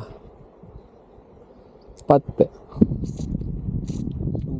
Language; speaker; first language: Japanese; non-native, learner; Indonesian